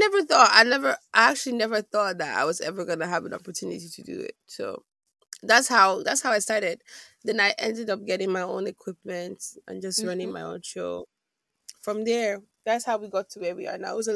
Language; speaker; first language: English; non-native, local second language; Igbo